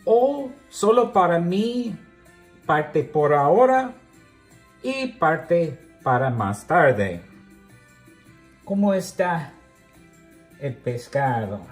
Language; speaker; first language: Spanish; non-native, learner; English